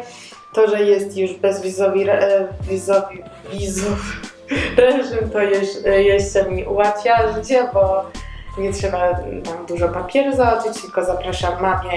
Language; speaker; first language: Polish; non-native, learner; Georgian